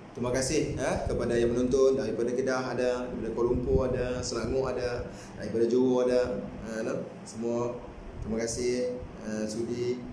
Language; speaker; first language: Malay; native; Malay